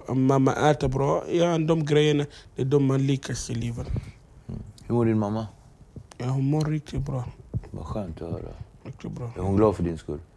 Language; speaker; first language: Swedish; non-native, fluent; Arabic